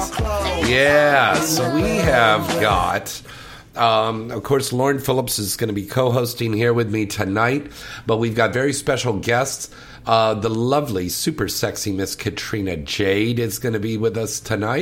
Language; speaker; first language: English; native; English